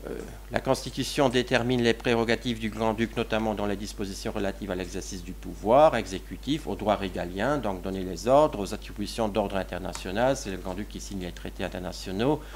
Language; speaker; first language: French; non-native, local second language; Luxembourgish